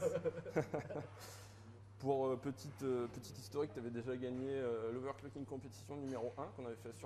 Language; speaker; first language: French; native; French